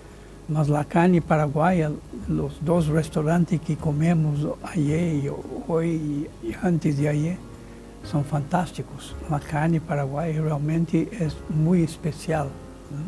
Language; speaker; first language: Spanish; non-native, fluent; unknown